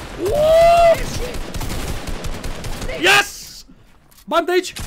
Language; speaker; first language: English; non-native, learner; Italian